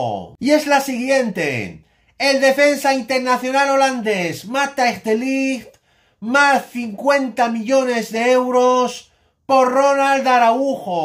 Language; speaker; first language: Spanish; native; Spanish